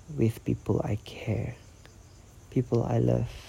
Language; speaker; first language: English; non-native, local second language; Malay